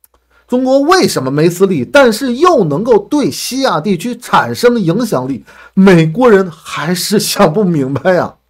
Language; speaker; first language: Chinese; native; Chinese